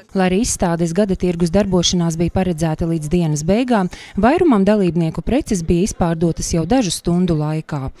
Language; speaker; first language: Latvian; native; Latvian